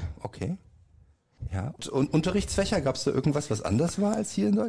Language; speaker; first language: German; native; German